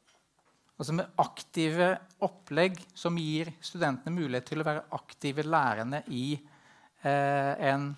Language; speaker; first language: Norwegian; native; Norwegian